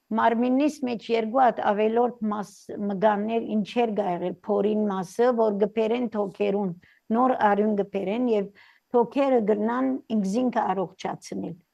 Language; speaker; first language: Armenian; early bilingual, heritage; Armenian